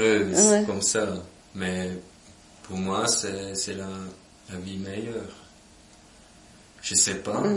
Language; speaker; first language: French; non-native, local second language; German